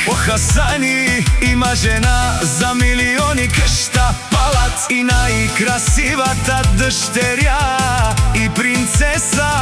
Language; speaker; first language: Bulgarian; non-native, local second language; Romany